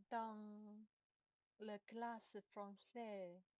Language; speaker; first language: French; non-native, learner; Chinese